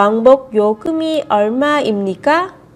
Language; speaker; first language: Korean; non-native, fluent; Vietnamese